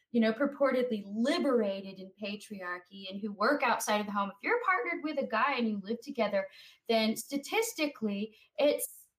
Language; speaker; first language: English; native; English